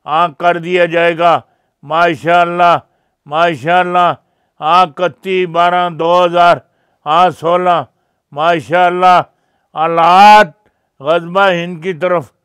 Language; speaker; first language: Urdu; non-native, local second language; Punjabi